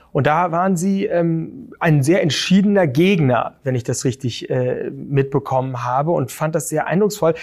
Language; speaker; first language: German; native; German